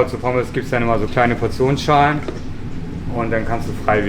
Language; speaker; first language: German; native; German